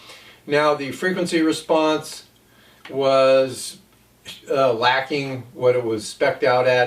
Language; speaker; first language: English; native; English